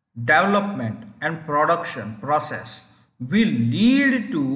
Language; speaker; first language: English; non-native, local second language; Gujarati